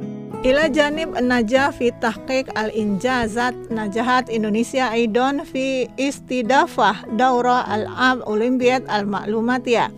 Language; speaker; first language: Arabic; non-native, fluent; Indonesian